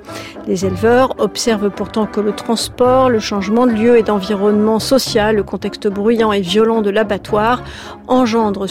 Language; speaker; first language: French; native; French